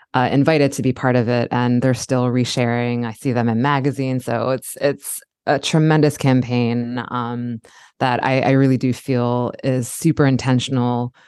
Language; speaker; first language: English; native; English